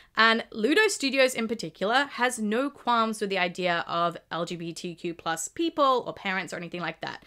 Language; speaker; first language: English; native; English